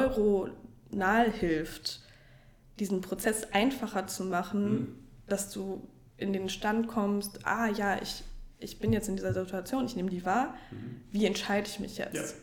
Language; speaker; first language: German; native; German